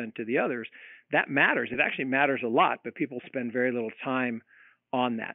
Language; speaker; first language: English; native; English